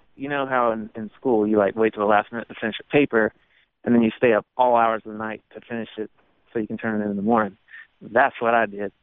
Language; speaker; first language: English; native; English